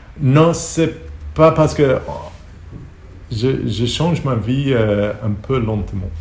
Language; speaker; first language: French; non-native, learner; Hebrew